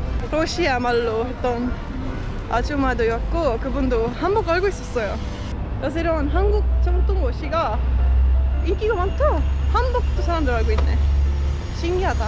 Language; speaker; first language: Korean; non-native, learner; Estonian